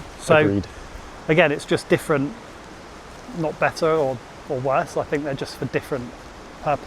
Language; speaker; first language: English; native; English